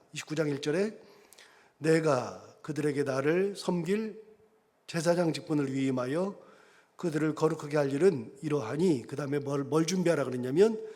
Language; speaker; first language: Korean; native; Korean